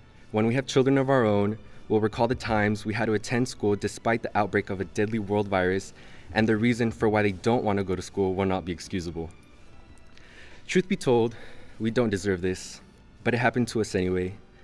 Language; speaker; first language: English; early bilingual, other home language; Spanish